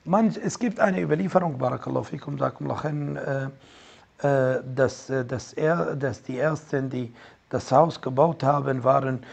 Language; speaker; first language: German; non-native, fluent; Arabic